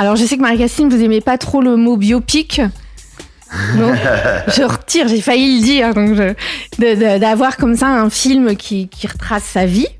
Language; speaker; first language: French; native; French